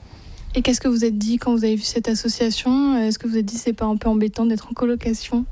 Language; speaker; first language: French; native; French